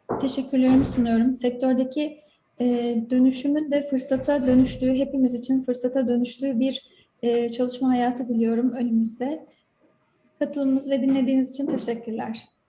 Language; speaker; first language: Turkish; native; Turkish